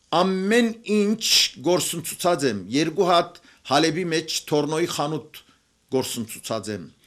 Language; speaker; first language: Armenian; native; Armenian